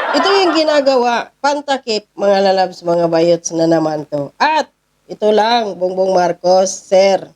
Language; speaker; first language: Filipino; non-native, local second language; Cebuano